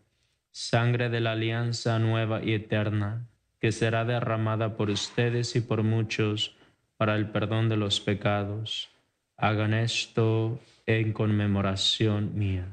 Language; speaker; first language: Spanish; native; Spanish